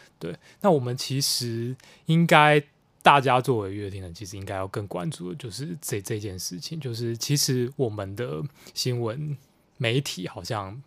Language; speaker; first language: Chinese; native; Chinese